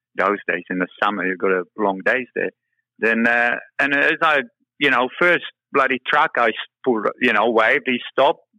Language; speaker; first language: English; non-native, fluent; Czech